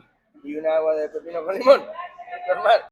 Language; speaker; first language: Spanish; early bilingual, other home language; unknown